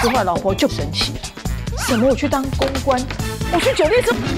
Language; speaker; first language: Chinese; native; Chinese